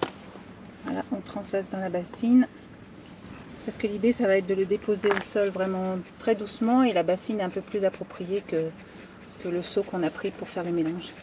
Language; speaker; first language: French; native; French